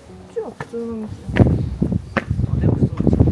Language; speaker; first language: Japanese; native; Japanese